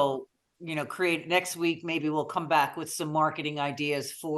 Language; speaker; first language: English; native; English